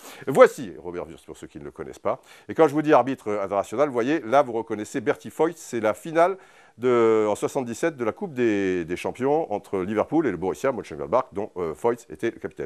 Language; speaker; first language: French; native; French